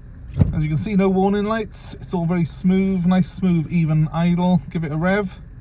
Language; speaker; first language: English; native; English